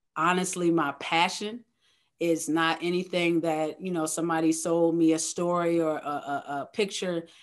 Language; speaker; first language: English; native; English